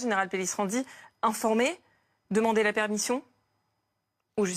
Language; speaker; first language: French; native; French